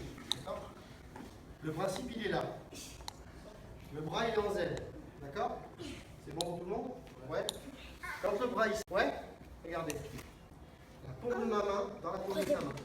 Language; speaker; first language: French; native; French